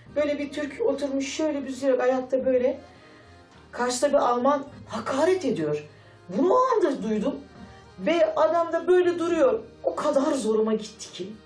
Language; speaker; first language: Turkish; native; Turkish